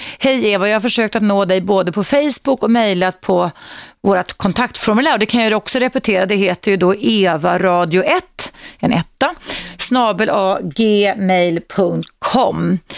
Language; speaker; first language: Swedish; native; Swedish